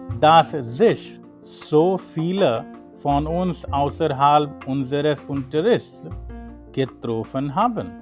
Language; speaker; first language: German; non-native, learner; Hindi